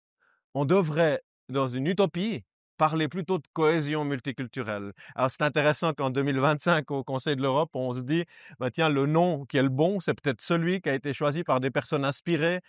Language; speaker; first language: French; native; French